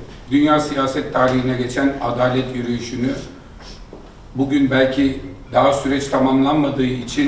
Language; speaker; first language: Turkish; native; Turkish